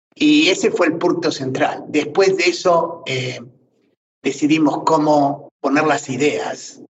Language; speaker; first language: Spanish; native; Spanish